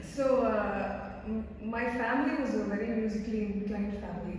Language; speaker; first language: English; non-native, local second language; Tamil